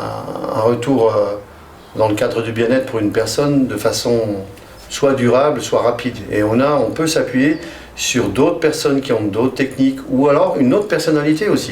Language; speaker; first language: French; native; French